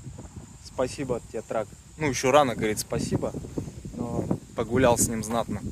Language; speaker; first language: Russian; native; Russian